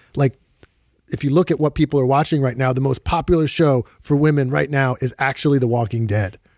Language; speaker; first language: English; native; English